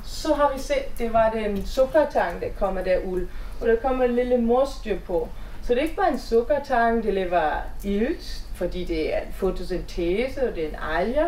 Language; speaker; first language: Danish; non-native, fluent; German